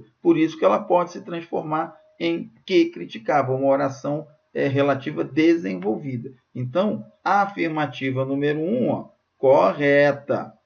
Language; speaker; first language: Portuguese; native; Portuguese